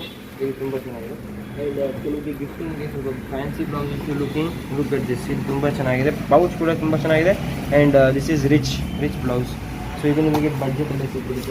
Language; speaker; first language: Kannada; non-native, local second language; Hindi